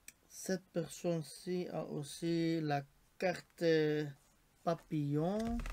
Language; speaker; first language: French; non-native, local second language; Dutch